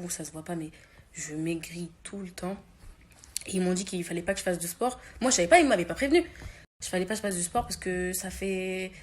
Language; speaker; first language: French; native; French